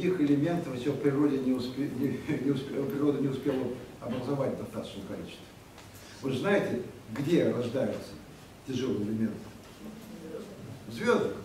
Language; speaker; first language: Russian; native; Russian